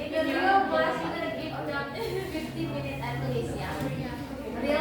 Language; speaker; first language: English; non-native, fluent; Indonesian